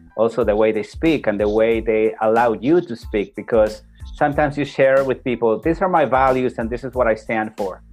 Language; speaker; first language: English; non-native, fluent; Spanish